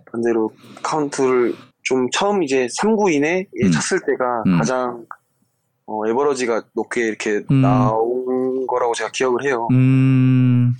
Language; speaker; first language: Korean; native; Korean